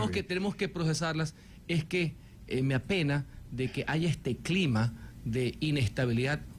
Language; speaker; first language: Spanish; native; Spanish